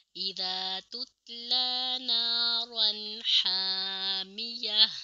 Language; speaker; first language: Urdu; native; Urdu